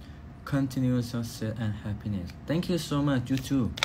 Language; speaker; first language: English; non-native, learner; Thai